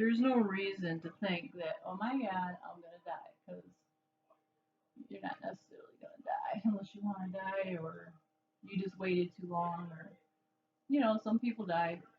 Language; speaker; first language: English; native; English